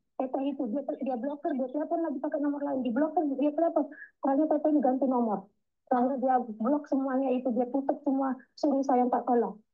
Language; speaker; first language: Indonesian; native; Indonesian